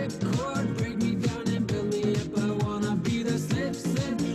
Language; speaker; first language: English; native; English